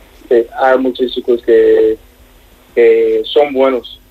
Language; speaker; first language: Spanish; non-native, learner; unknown